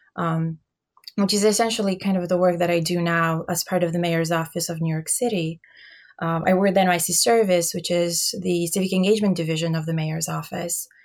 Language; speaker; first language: English; early bilingual, other home language; Albanian